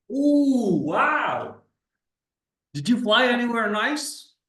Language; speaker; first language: English; non-native, fluent; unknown